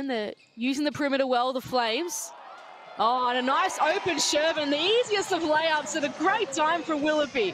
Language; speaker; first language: English; native; English